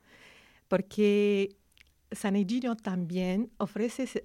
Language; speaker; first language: Spanish; non-native, learner; Arabic